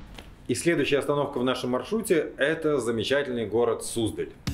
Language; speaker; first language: Russian; native; Russian